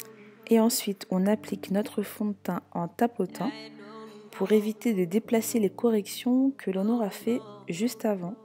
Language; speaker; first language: French; native; French